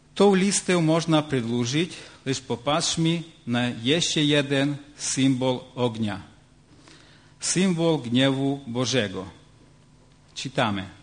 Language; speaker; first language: Polish; non-native, learner; Ukrainian